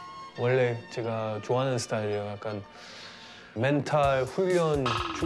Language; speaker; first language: Korean; early bilingual, heritage; Korean